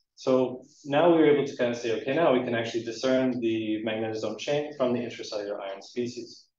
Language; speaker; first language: English; native; English